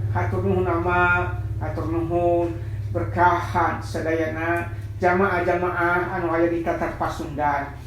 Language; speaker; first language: Sundanese; non-native, local second language; Nias